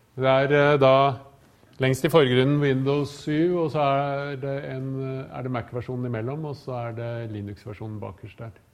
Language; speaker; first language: Norwegian; native; Norwegian